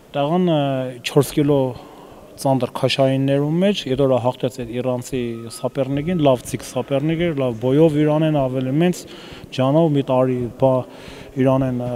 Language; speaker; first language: Armenian; native; Armenian